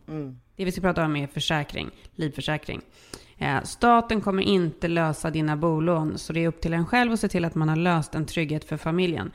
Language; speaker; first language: Swedish; native; Swedish